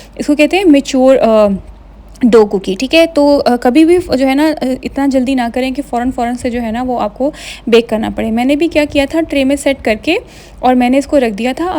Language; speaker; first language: Urdu; native; Urdu